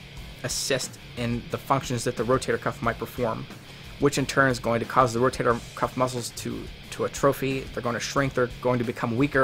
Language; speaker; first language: English; native; English